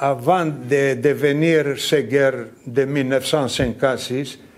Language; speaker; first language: French; non-native, fluent; Greek